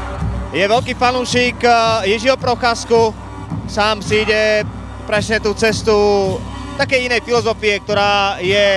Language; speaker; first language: Slovak; native; Slovak